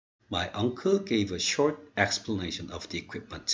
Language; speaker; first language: English; non-native, fluent; Korean